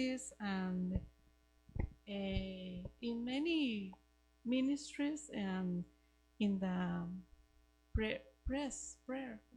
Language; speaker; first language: English; non-native, learner; Spanish